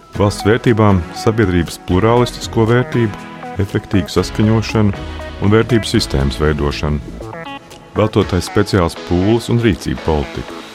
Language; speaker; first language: Latvian; native; Latvian